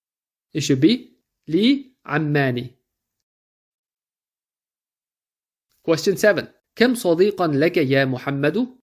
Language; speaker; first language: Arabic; non-native, fluent; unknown